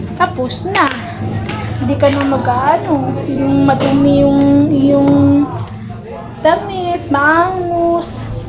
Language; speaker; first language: Filipino; non-native, local second language; Hiligaynon